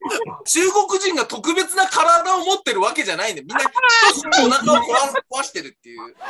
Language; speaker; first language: Japanese; native; Japanese